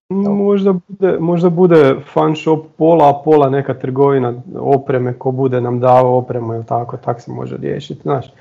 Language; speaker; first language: Croatian; native; Croatian